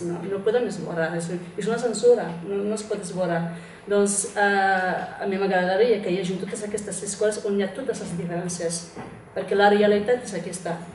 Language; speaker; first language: Catalan; non-native, fluent; Kabyle